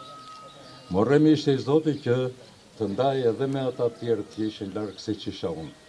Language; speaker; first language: Albanian; native; Albanian